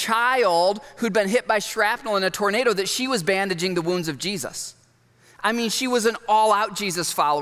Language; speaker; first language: English; native; English